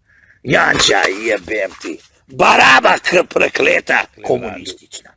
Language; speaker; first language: Slovenian; early bilingual, heritage; Slovenian